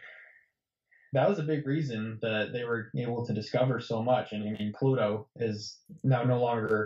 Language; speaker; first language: English; native; English